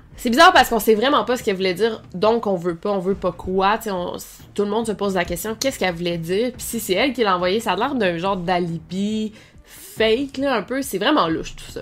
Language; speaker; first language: French; native; French